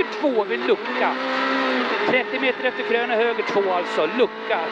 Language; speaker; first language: Swedish; native; Swedish